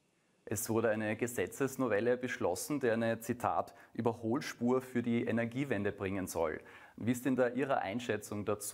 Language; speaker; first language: German; native; German